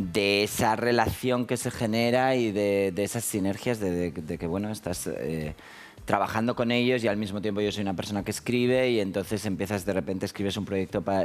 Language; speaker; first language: Spanish; native; Spanish